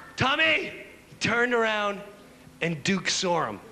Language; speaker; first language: English; native; English